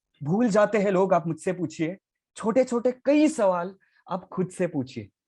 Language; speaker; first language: Hindi; non-native, local second language; Marathi